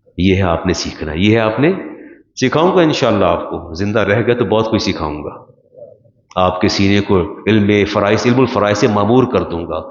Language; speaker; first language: Urdu; non-native, local second language; Punjabi